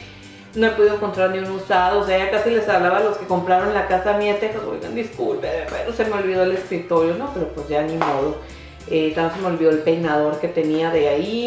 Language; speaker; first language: Spanish; native; Spanish